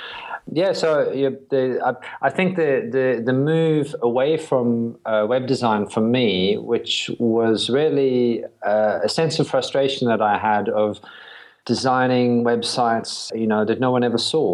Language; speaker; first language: English; native; English